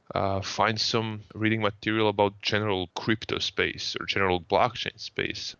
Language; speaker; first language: English; non-native, fluent; Croatian